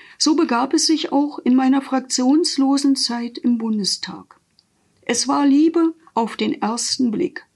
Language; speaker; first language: German; native; German